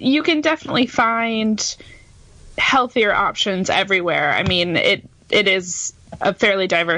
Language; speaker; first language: English; native; English